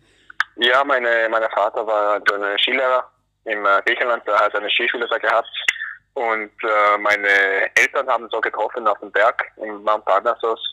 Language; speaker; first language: German; non-native, fluent; English